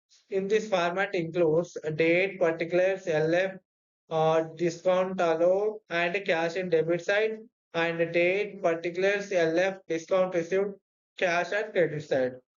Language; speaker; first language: English; non-native, local second language; Telugu